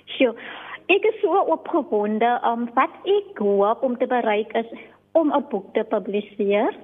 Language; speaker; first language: Afrikaans; native; Afrikaans